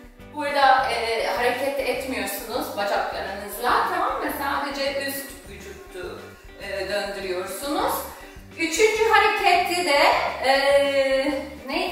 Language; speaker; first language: Turkish; non-native, fluent; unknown